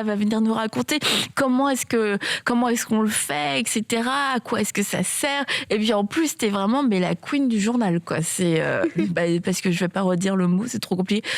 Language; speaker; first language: French; native; French